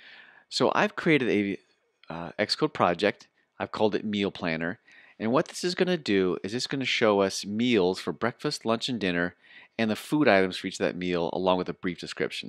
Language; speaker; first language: English; native; English